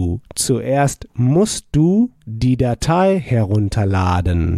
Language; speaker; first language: German; non-native, fluent; English